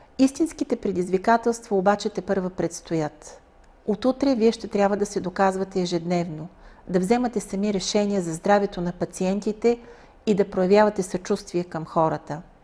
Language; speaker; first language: Bulgarian; native; Bulgarian